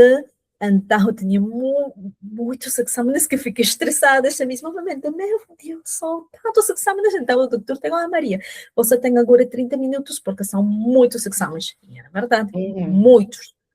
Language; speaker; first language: Portuguese; non-native, fluent; Spanish